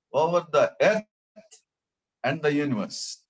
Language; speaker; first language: English; non-native, local second language; Telugu